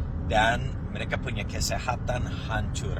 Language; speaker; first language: Indonesian; non-native, fluent; English